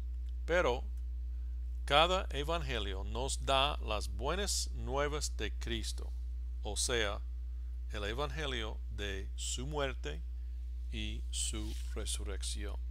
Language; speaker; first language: Spanish; non-native, fluent; English